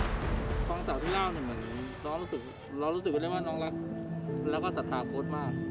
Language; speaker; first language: Thai; native; Thai